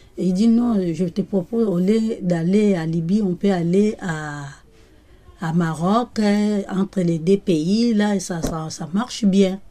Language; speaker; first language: French; non-native, local second language; Lingala